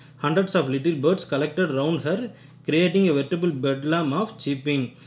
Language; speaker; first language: English; non-native, local second language; Tamil